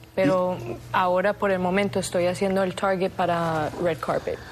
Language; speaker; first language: Spanish; early bilingual, heritage; Spanish